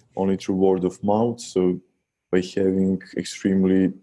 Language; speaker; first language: English; non-native, fluent; Serbian